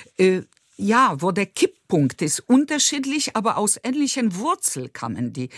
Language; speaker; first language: German; non-native, fluent; Polish